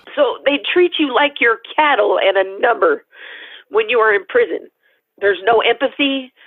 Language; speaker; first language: English; native; English